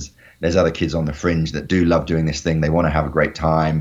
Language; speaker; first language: English; native; English